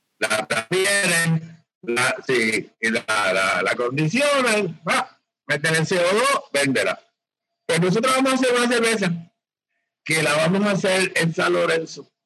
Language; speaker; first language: Spanish; native; Spanish